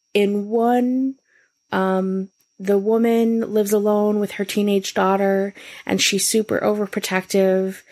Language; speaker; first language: English; native; English